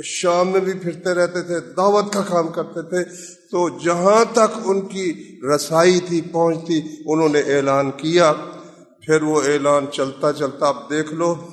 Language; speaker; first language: Urdu; non-native, local second language; Punjabi